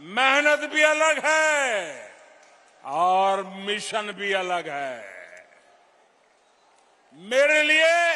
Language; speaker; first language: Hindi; non-native, local second language; Gujarati